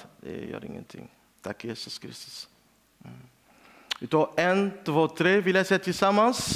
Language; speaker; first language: Swedish; non-native, learner; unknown